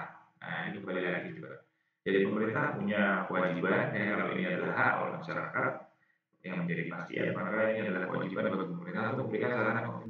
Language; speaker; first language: Indonesian; native; Indonesian